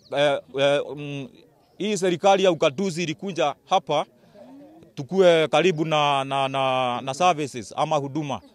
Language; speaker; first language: Swahili; non-native, local second language; Kikuyu